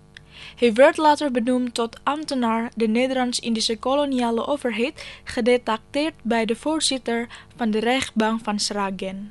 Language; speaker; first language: Dutch; non-native, fluent; Indonesian